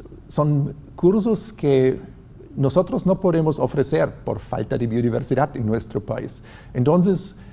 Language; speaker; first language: Spanish; non-native, fluent; German